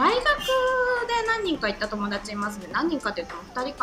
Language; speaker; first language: Japanese; native; Japanese